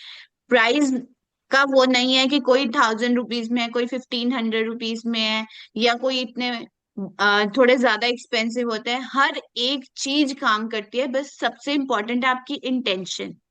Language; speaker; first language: Hindi; native; Hindi